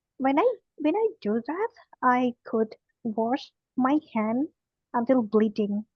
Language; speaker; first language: English; non-native, learner; Indonesian